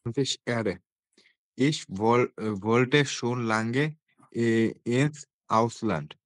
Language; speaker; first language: German; non-native, learner; Bangla